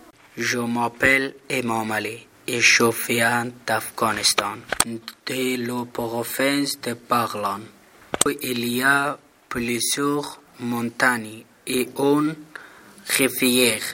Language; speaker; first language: French; non-native, learner; Persian